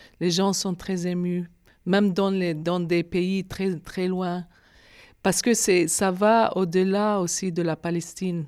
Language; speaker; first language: French; non-native, fluent; Arabic